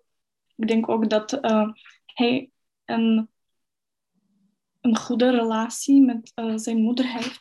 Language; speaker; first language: Dutch; non-native, fluent; Czech